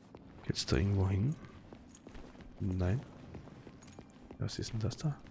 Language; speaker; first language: German; native; German